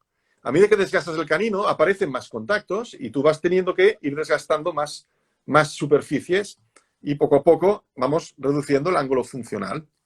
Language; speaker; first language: Spanish; native; Spanish